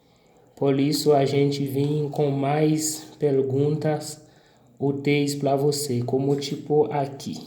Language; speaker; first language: Portuguese; non-native, fluent; Haitian Creole